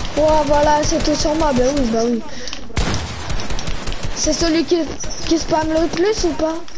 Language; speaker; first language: French; native; French